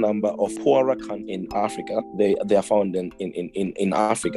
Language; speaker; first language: English; non-native, local second language; Shona